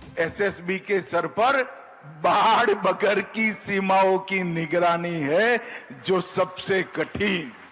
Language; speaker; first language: Hindi; non-native, local second language; Gujarati